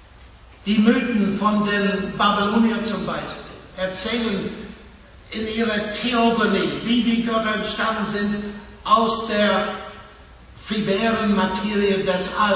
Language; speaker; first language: German; non-native, fluent; English